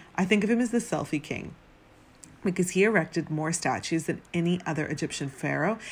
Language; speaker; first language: English; native; English